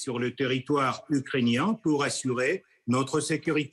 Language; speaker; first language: French; non-native, fluent; Russian